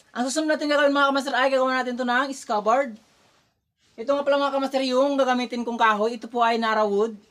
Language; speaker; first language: Filipino; native; Filipino